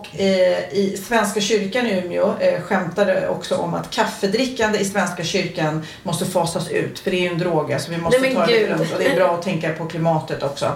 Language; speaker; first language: Swedish; native; Swedish